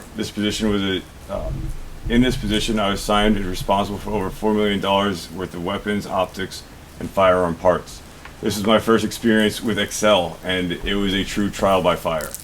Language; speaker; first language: English; native; English